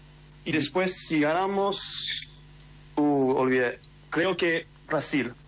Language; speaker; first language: Spanish; early bilingual, heritage; English